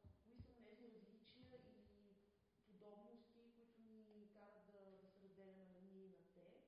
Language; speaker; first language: Bulgarian; native; Bulgarian